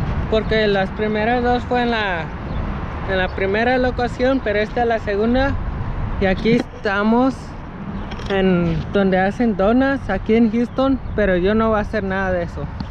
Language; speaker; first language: Spanish; early bilingual, heritage; Spanish